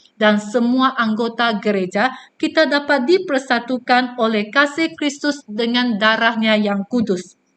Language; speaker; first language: Malay; non-native, local second language; Chinese